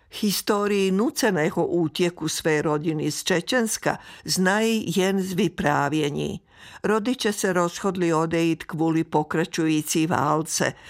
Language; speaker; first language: Czech; native; Czech